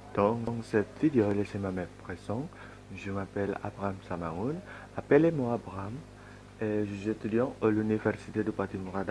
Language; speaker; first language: French; non-native, learner; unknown